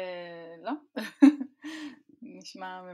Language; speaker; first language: Hebrew; native; Hebrew